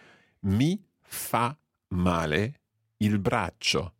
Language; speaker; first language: Italian; non-native, fluent; English